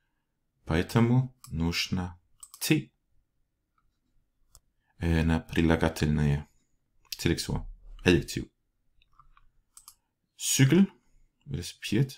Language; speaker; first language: Russian; non-native, learner; Danish